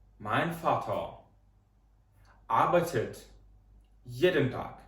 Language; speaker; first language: German; non-native, fluent; Ukrainian